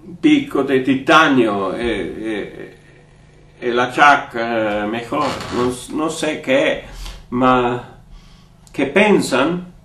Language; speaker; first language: Italian; non-native, fluent; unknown